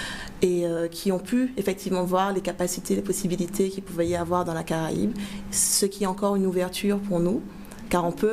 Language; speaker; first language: French; native; French